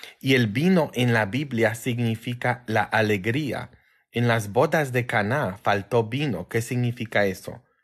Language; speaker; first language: Spanish; non-native, fluent; Polish